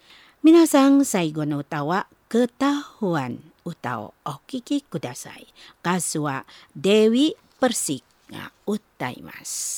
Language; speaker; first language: Japanese; non-native, learner; Indonesian